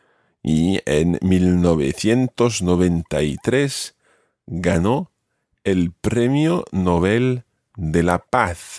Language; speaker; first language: Spanish; non-native, fluent; English